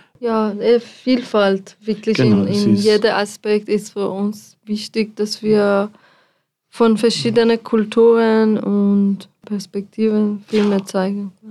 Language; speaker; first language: German; non-native, fluent; Persian